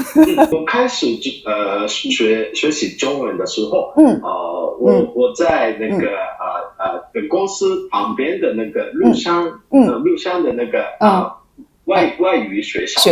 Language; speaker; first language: Chinese; non-native, fluent; Japanese